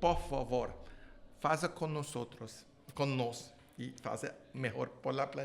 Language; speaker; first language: Portuguese; non-native, learner; English